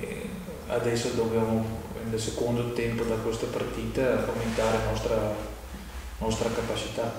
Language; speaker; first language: Italian; non-native, fluent; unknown